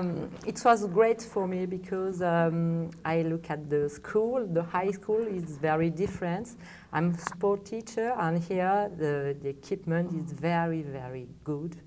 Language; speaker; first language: English; non-native, learner; French